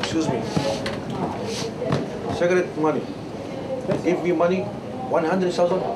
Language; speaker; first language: English; non-native, learner; Arabic